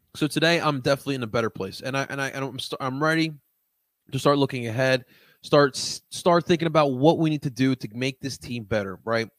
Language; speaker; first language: English; early bilingual, other home language; Spanish